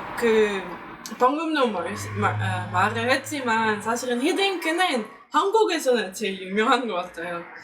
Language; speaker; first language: Korean; non-native, fluent; Dutch